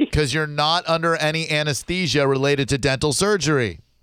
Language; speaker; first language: English; native; English